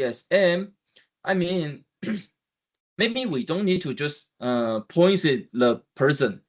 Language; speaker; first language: English; non-native, learner; Chinese